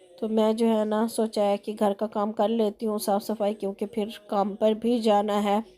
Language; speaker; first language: Urdu; non-native, local second language; Punjabi